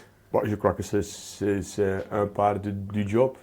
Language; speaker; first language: French; non-native, local second language; Dutch